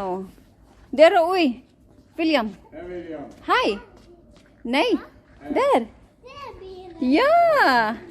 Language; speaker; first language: Swedish; non-native, learner; Filipino